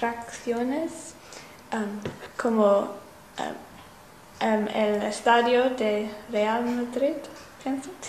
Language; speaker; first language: Spanish; non-native, learner; English